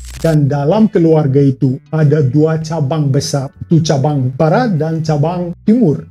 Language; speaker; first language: Indonesian; non-native, fluent; Russian